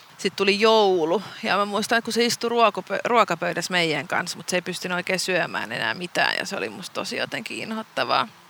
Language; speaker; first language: Finnish; non-native, local second language; Swedish